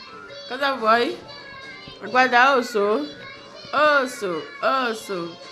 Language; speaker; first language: Italian; non-native, learner; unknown